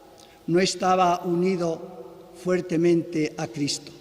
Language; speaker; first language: Spanish; native; Spanish